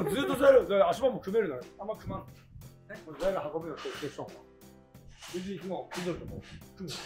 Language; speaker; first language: Japanese; native; Japanese